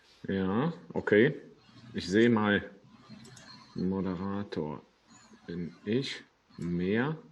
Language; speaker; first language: German; non-native, fluent; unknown